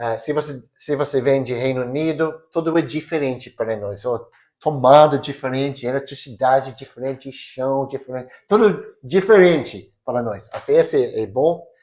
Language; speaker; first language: Portuguese; non-native, fluent; English